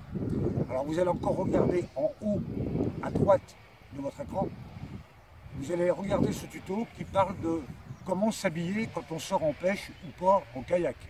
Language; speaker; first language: French; native; French